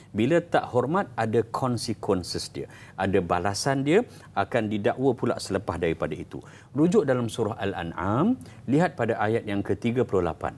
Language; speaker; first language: Malay; native; Malay